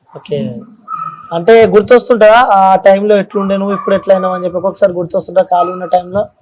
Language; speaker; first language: Telugu; native; Telugu